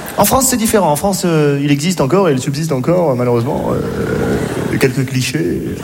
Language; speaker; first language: French; native; French